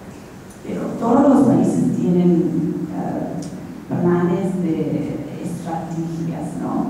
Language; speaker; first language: Spanish; non-native, fluent; English